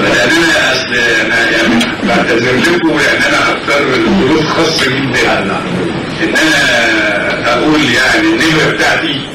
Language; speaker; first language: Arabic; native; Arabic